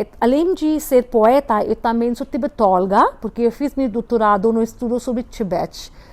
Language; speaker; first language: Portuguese; non-native, fluent; Hindi